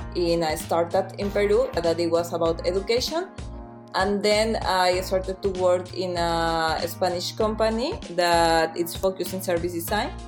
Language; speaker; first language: English; non-native, fluent; Spanish